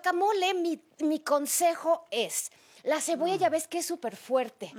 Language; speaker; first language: Spanish; native; Spanish